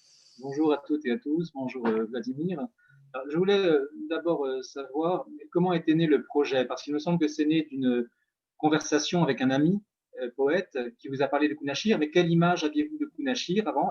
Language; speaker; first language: French; native; French